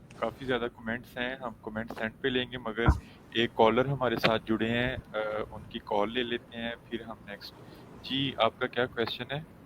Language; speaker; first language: Urdu; non-native, local second language; Punjabi